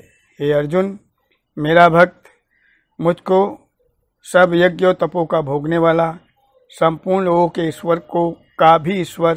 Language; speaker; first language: Hindi; native; Hindi